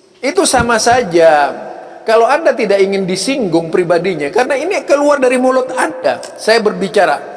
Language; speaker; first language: Indonesian; non-native, local second language; Madurese